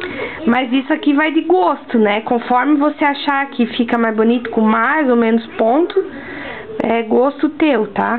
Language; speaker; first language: Portuguese; native; Portuguese